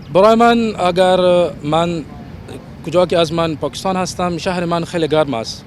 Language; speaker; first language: Persian; non-native, learner; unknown